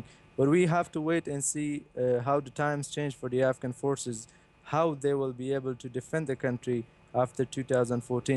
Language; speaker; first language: English; non-native, fluent; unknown